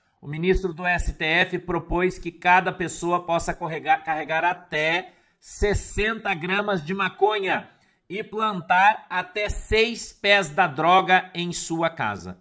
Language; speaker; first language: Portuguese; native; Portuguese